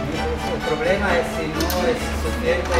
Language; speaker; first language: Italian; non-native, learner; Spanish